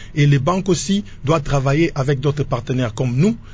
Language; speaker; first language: French; non-native, local second language; Lingala